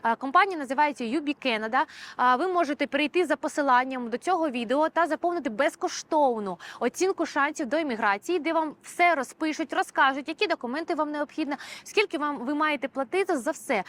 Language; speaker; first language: Ukrainian; native; Ukrainian